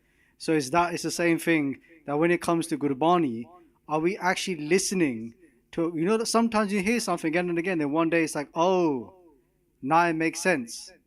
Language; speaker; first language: English; non-native, local second language; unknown